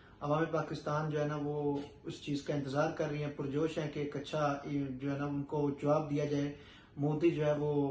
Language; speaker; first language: Urdu; native; Urdu